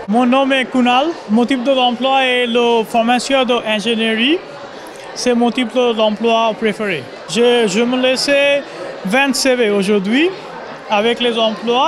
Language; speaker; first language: French; non-native, learner; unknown